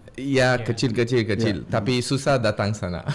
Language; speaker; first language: Indonesian; non-native, learner; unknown